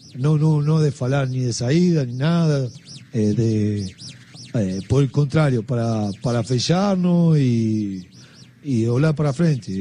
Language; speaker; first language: Portuguese; non-native, learner; Spanish